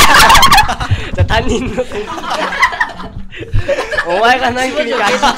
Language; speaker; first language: Japanese; native; Japanese